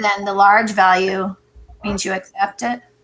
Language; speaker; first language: English; native; English